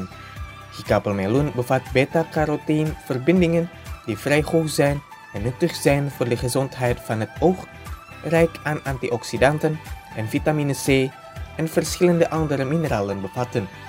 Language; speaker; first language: Dutch; non-native, fluent; Indonesian